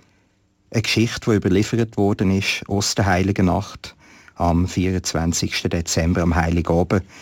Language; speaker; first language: German; native; German